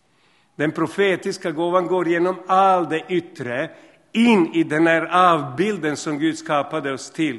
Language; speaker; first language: Swedish; non-native, fluent; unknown